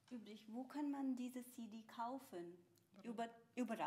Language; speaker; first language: German; non-native, fluent; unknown